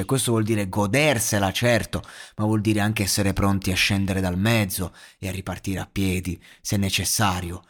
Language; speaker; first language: Italian; native; Italian